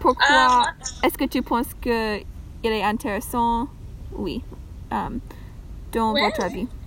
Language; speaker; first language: French; non-native, learner; English